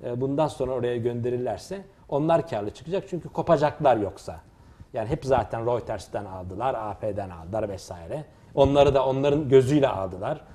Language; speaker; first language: Turkish; native; Turkish